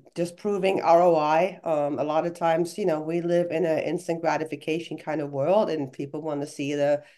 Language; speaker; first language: English; non-native, fluent; German